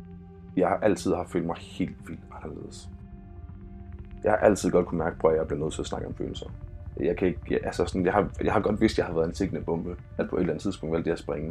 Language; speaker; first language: Danish; native; Danish